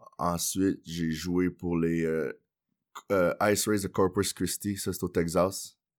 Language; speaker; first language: French; early bilingual, other home language; Haitian Creole